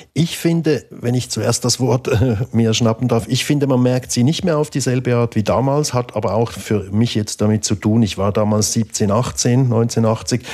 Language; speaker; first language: German; native; German